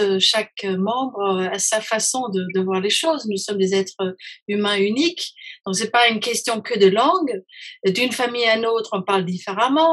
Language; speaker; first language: French; non-native, fluent; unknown